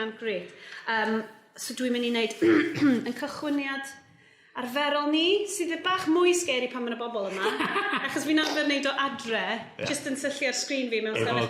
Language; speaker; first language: Welsh; native; Welsh